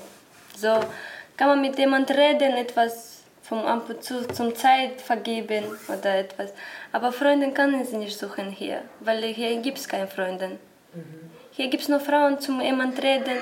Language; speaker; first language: German; non-native, learner; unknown